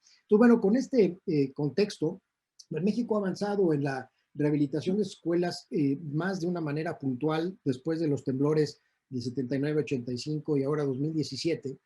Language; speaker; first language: Spanish; native; Spanish